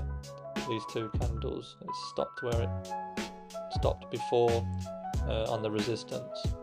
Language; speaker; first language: English; native; English